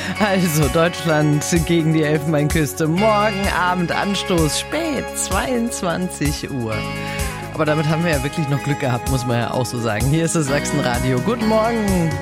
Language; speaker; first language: German; native; German